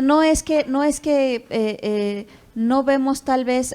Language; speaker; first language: Spanish; native; Spanish